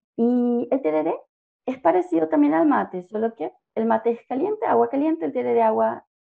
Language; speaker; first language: Spanish; native; Spanish